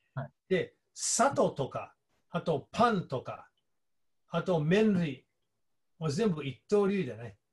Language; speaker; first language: Japanese; non-native, fluent; English